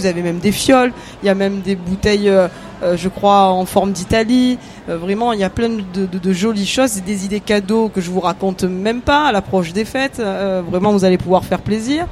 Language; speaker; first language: French; native; French